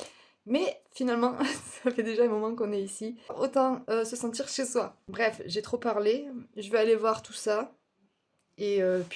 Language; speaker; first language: French; native; French